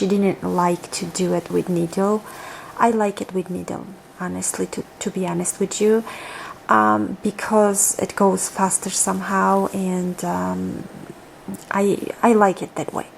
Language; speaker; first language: English; non-native, fluent; Georgian